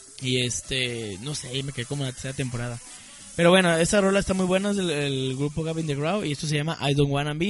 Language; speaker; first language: Spanish; native; Spanish